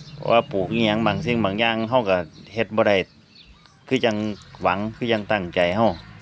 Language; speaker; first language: Thai; native; Thai